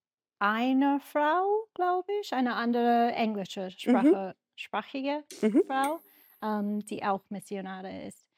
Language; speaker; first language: German; non-native, fluent; English